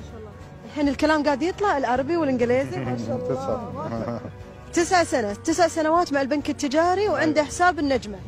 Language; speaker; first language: Arabic; native; Arabic